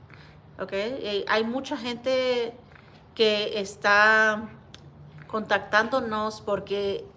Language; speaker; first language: Spanish; early bilingual, heritage; Spanish